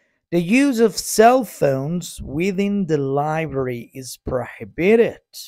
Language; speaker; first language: English; non-native, fluent; Persian